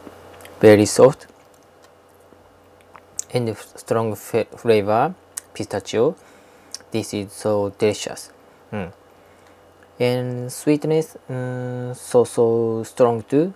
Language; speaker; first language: English; non-native, learner; Japanese